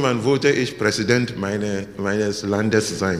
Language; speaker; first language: German; non-native, learner; English